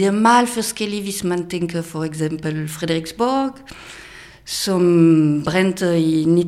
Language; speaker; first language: Danish; non-native, fluent; French